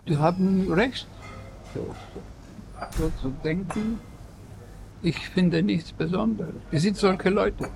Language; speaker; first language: German; non-native, fluent; Estonian